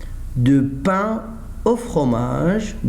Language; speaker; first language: French; non-native, fluent; Arabic